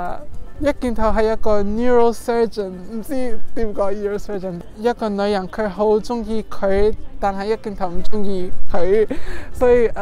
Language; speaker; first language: Cantonese; non-native, fluent; English